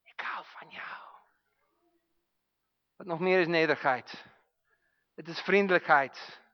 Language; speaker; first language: Dutch; non-native, fluent; English